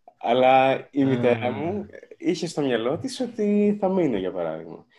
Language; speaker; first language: Greek; early bilingual, other home language; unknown